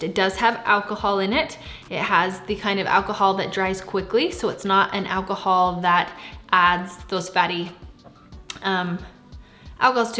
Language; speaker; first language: English; native; English